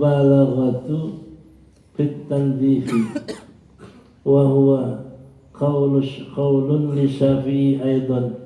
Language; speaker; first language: Arabic; non-native, fluent; Indonesian